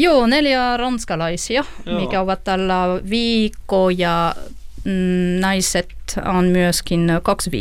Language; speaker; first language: Finnish; non-native, learner; French